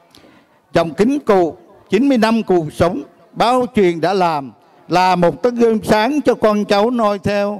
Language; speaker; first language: Vietnamese; native; Vietnamese